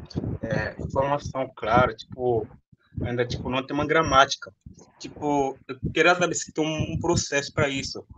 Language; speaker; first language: Portuguese; non-native, fluent; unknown